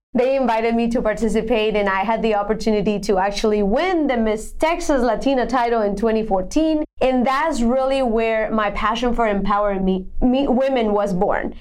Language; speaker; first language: English; non-native, fluent; Spanish